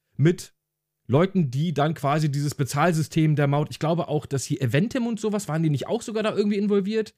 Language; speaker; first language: German; early bilingual, other home language; Hungarian